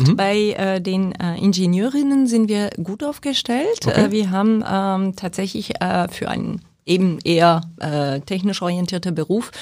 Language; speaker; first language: German; non-native, fluent; French